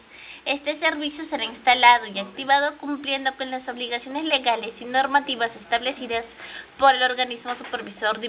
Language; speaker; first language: Spanish; native; Spanish